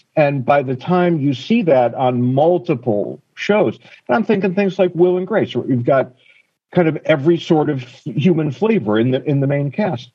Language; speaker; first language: English; native; English